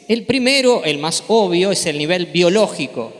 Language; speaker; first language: Spanish; native; Spanish